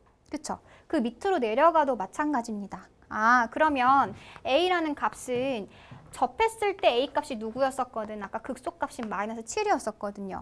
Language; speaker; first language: Korean; native; Korean